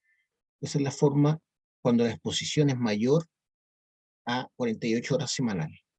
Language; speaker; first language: Spanish; native; Spanish